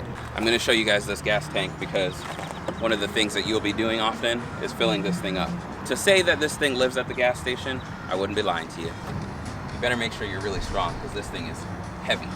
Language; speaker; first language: English; native; English